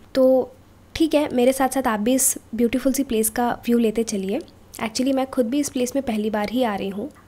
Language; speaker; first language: Hindi; non-native, local second language; Marathi